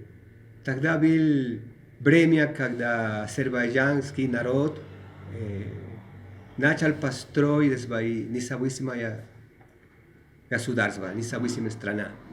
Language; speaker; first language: Russian; non-native, learner; Spanish